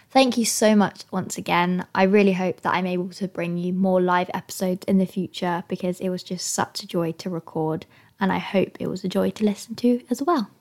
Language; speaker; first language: English; native; English